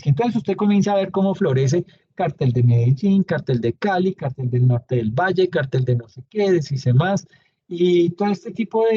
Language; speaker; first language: Spanish; native; Spanish